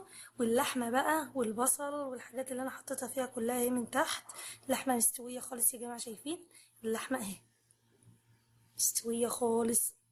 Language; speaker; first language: Arabic; native; Arabic